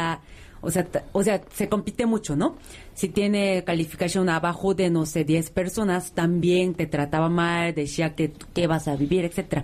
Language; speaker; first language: Spanish; non-native, fluent; Korean